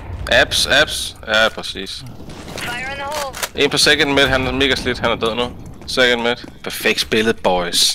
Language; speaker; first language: Danish; native; Danish